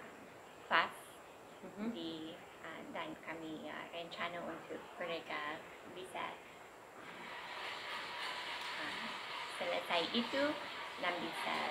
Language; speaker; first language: Indonesian; non-native, learner; English